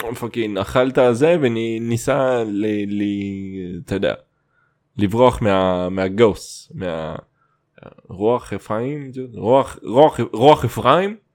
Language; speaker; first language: Hebrew; non-native, fluent; Russian